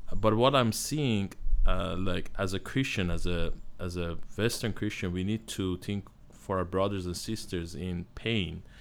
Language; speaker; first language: English; non-native, learner; Armenian